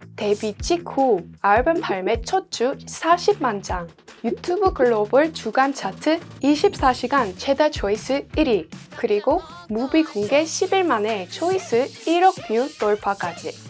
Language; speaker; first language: Korean; native; Korean